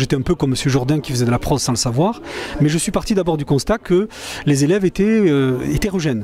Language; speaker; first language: French; native; French